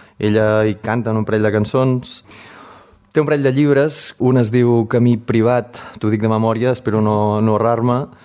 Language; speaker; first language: Catalan; native; Catalan